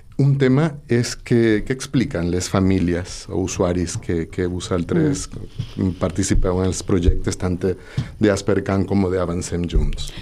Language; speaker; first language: Catalan; non-native, local second language; Spanish